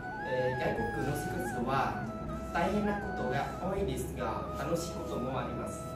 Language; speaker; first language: Japanese; non-native, learner; Nepali